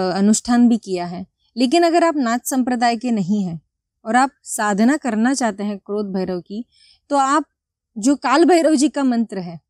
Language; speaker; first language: Hindi; non-native, local second language; Marathi